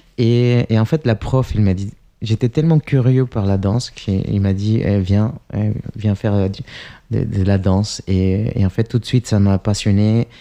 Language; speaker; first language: French; non-native, fluent; Spanish